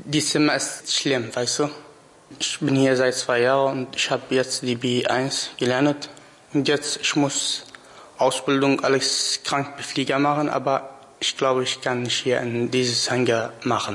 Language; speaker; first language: German; non-native, learner; Arabic